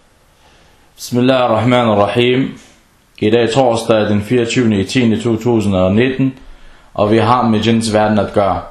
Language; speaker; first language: Danish; non-native, fluent; Arabic